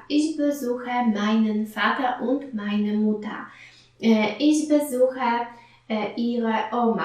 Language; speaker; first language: German; non-native, fluent; Polish